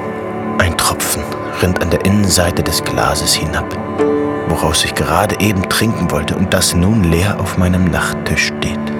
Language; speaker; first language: German; native; German